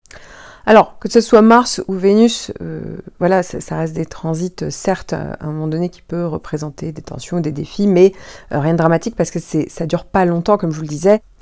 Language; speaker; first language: French; native; French